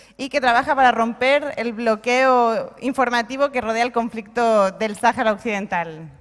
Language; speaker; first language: Spanish; non-native, local second language; Catalan